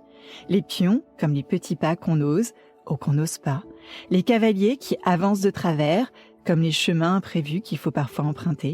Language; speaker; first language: French; native; French